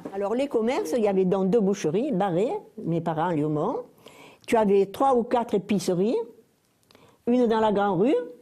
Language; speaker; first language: French; native; French